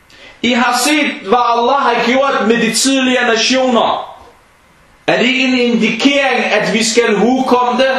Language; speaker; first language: Danish; non-native, fluent; Arabic